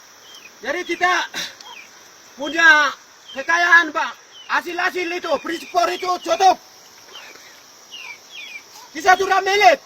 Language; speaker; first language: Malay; non-native, local second language; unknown